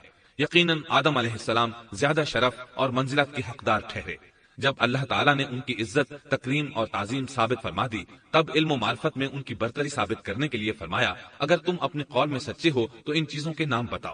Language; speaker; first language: Urdu; native; Urdu